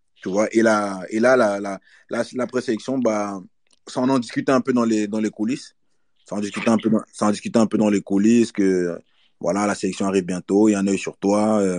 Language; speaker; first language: French; early bilingual, other home language; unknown